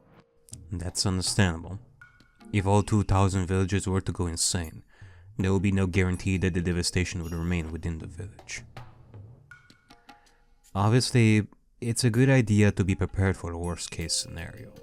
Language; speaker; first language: English; native; English